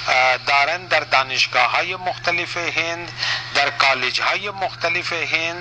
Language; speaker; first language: Persian; non-native, fluent; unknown